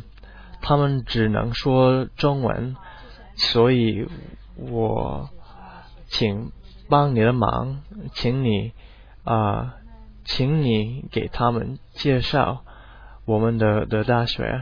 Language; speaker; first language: Chinese; non-native, learner; English